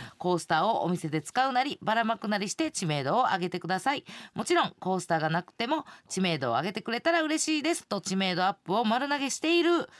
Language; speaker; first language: Japanese; native; Japanese